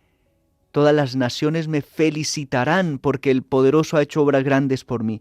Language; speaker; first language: Spanish; native; Spanish